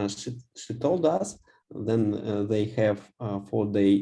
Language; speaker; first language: English; non-native, learner; Russian